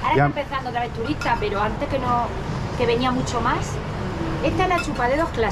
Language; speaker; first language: Spanish; native; Spanish